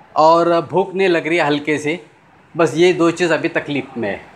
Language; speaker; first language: Hindi; non-native, local second language; Urdu